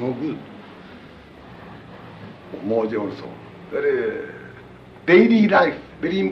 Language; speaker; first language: English; non-native, learner; Japanese